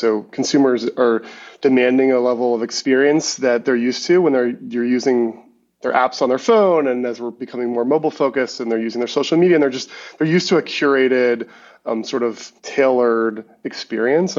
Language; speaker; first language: English; native; English